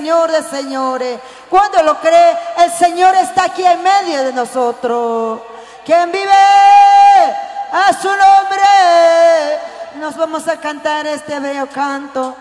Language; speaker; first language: Spanish; non-native, local second language; Kaqchikel